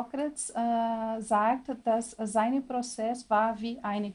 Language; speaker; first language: German; non-native, learner; Portuguese